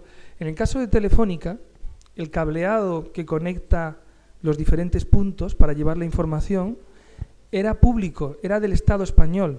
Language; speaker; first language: Spanish; native; Spanish